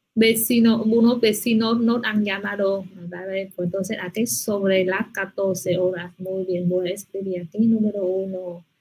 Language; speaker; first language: Spanish; non-native, fluent; Vietnamese